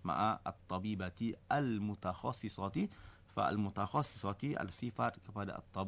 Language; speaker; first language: Arabic; non-native, fluent; Malay